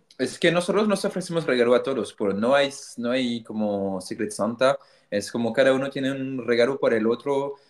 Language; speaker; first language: Spanish; non-native, fluent; French